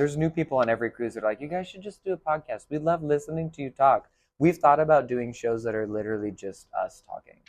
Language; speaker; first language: English; native; English